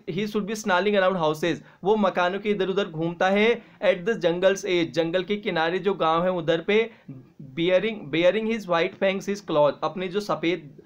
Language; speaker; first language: Hindi; native; Hindi